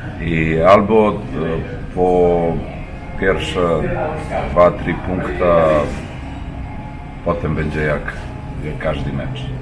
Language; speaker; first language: Polish; non-native, learner; Serbian